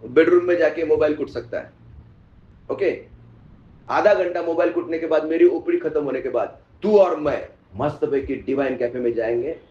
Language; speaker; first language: Hindi; non-native, local second language; Marathi